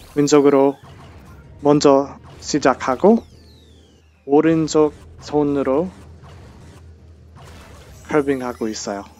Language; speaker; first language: Korean; non-native, fluent; English